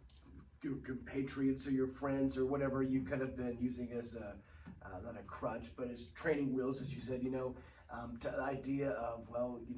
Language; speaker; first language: English; native; English